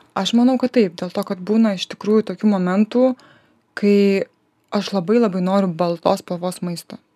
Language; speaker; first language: Lithuanian; native; Lithuanian